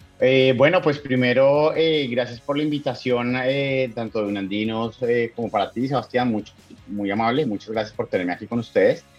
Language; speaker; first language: Spanish; native; Spanish